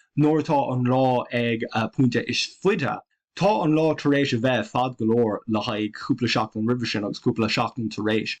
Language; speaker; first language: Irish; non-native, local second language; English